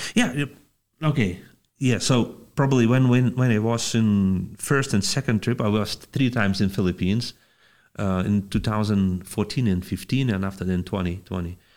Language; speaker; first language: English; non-native, fluent; Lithuanian